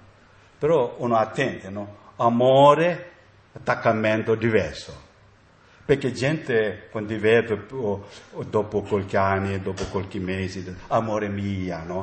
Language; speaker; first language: Italian; non-native, learner; Tibetan